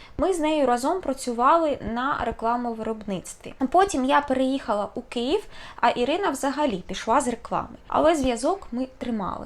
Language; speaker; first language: Ukrainian; non-native, local second language; Russian